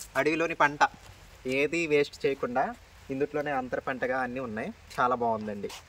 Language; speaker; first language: Telugu; native; Telugu